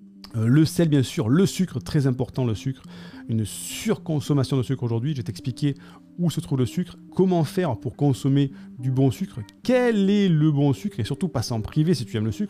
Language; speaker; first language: French; native; French